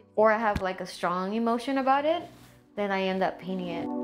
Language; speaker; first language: English; early bilingual, other home language; Spanish